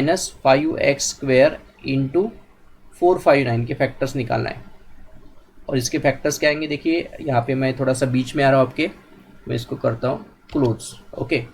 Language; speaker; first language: Hindi; non-native, local second language; Marathi